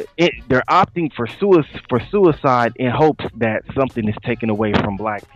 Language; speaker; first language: English; native; English